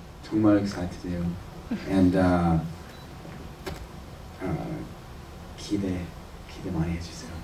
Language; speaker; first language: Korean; early bilingual, heritage; English